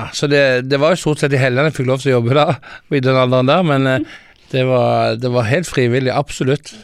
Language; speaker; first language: Norwegian; early bilingual, heritage; Norwegian